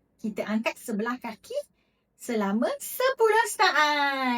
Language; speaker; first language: Malay; native; Malay